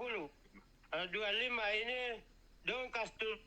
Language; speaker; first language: Indonesian; non-native, local second language; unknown